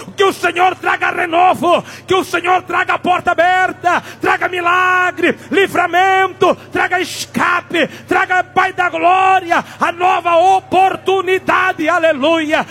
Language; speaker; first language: Portuguese; non-native, local second language; Tsonga